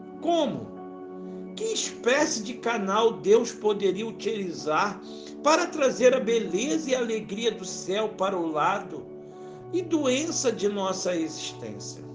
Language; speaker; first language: Portuguese; native; Portuguese